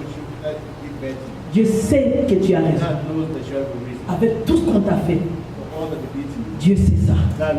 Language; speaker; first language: French; non-native, local second language; Lingala